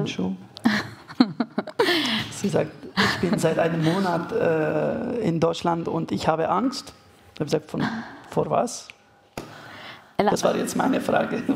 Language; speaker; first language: German; non-native, fluent; Arabic